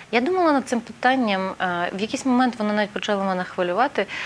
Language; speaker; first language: Ukrainian; native; Ukrainian